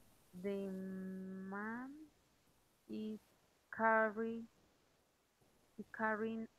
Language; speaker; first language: English; non-native, learner; Spanish